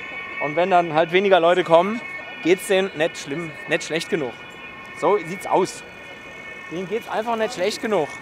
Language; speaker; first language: German; native; German